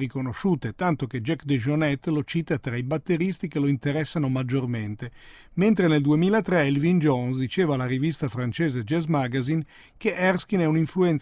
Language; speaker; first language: Italian; native; Italian